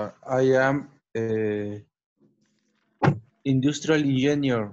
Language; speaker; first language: English; non-native, learner; Spanish